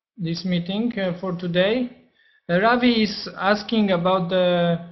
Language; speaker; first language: English; non-native, fluent; Polish